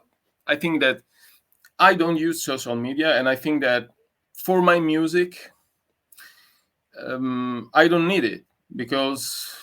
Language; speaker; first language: English; non-native, learner; Italian